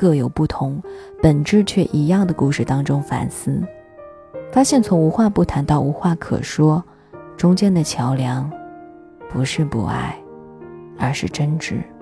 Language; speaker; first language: Chinese; native; Chinese